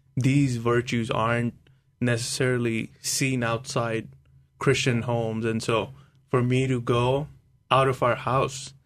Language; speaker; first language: English; non-native, local second language; Hindi